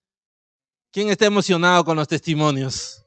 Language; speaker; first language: Spanish; native; Spanish